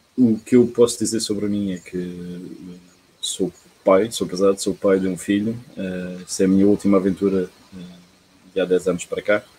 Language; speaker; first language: Portuguese; early bilingual, heritage; Portuguese